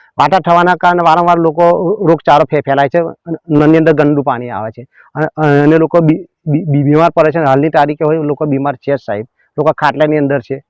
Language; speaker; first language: Gujarati; native; Gujarati